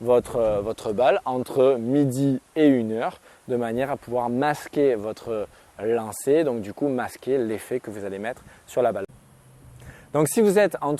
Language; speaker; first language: French; native; French